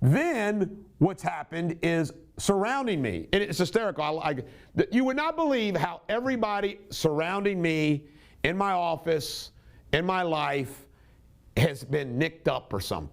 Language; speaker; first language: English; native; English